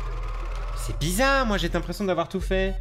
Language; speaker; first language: French; native; French